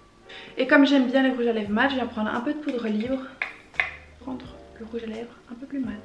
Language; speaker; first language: French; native; French